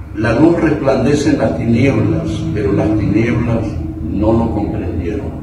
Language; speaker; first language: Spanish; native; Spanish